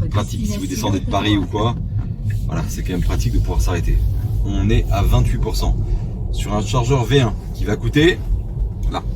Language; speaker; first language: French; native; French